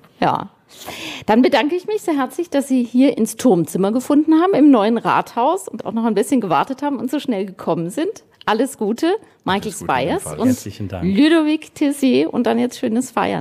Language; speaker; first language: German; native; German